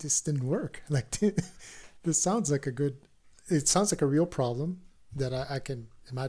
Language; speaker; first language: English; non-native, fluent; French